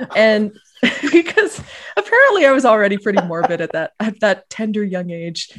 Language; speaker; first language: English; native; English